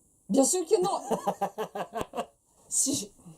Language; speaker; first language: French; non-native, fluent; Portuguese